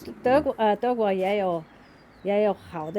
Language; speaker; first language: Chinese; non-native, learner; German